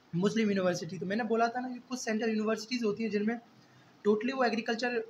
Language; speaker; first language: Hindi; native; Hindi